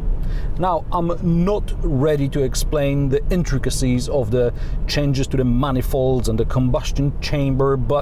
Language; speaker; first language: English; non-native, fluent; Polish